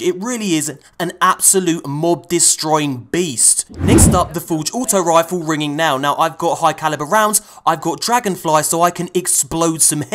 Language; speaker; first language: English; native; English